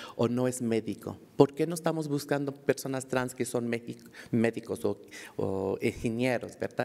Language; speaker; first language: Spanish; early bilingual, heritage; Spanish